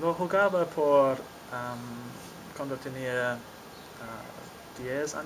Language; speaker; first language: Spanish; non-native, learner; English